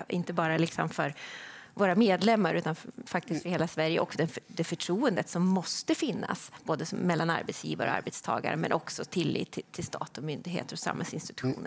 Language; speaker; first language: Swedish; native; Swedish